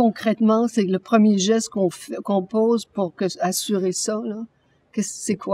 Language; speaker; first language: French; native; French